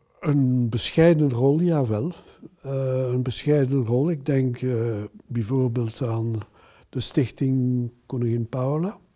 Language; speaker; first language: Dutch; non-native, local second language; French